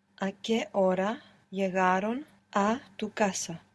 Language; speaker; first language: Spanish; non-native, learner; English